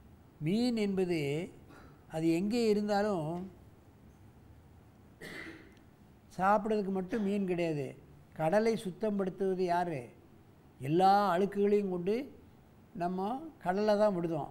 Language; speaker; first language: Tamil; native; Tamil